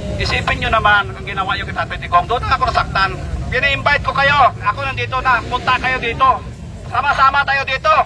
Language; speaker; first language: Filipino; non-native, local second language; Cebuano